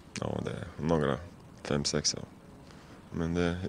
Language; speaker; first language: Swedish; non-native, fluent; Lithuanian